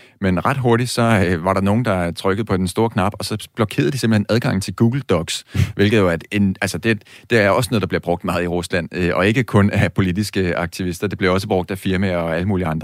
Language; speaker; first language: Danish; native; Danish